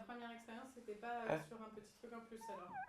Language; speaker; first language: French; native; French